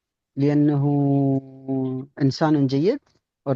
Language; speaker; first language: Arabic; non-native, learner; Urdu